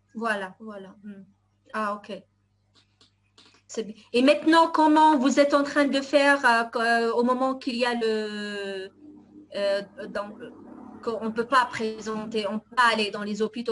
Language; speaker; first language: French; non-native, fluent; Italian